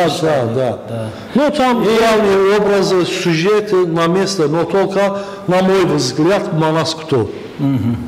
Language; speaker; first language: Russian; non-native, fluent; Azerbaijani